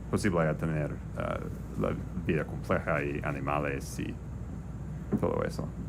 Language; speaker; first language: Spanish; non-native, learner; English